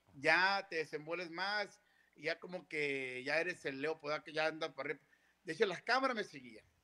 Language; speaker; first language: Spanish; native; Spanish